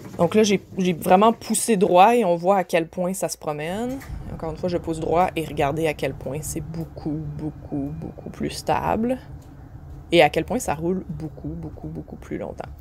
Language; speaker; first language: French; native; French